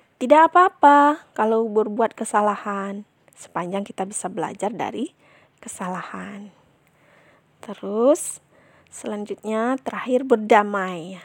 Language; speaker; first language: Indonesian; non-native, local second language; Minangkabau